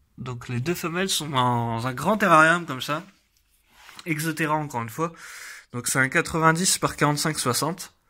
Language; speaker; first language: French; native; French